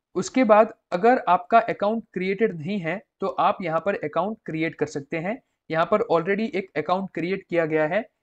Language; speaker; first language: Hindi; non-native, local second language; Gujarati